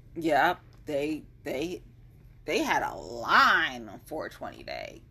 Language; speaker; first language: English; native; English